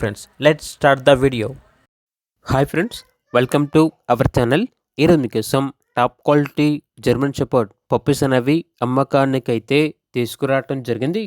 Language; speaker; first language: Telugu; native; Telugu